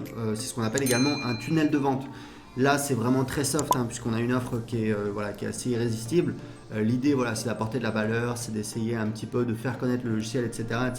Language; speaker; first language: French; native; French